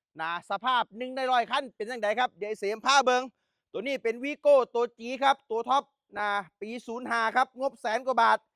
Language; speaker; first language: Thai; non-native, local second language; Northeastern Thai